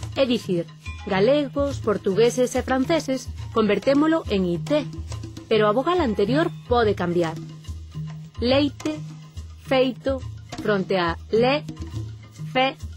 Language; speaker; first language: Galician; native; Galician